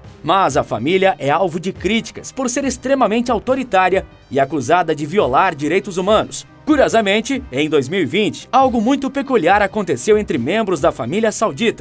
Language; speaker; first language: Portuguese; native; Portuguese